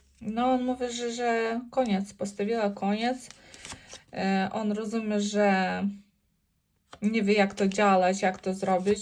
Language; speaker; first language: Polish; non-native, learner; Ukrainian